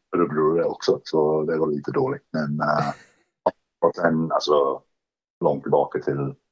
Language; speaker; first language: Swedish; non-native, fluent; English